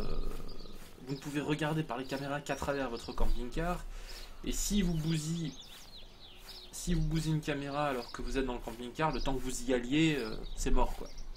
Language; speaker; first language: French; native; French